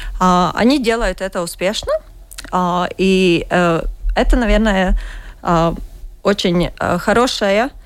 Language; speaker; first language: Russian; non-native, learner; Latvian